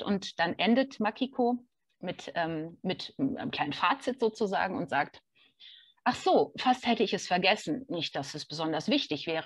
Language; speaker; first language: German; native; German